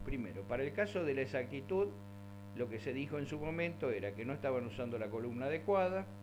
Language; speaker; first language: Spanish; native; Spanish